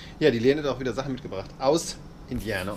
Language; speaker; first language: German; native; German